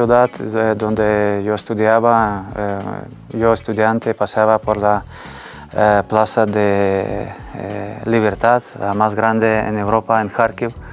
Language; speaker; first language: Spanish; non-native, fluent; Ukrainian